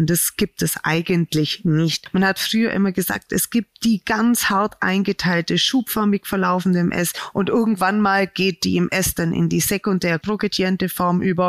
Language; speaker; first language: German; native; German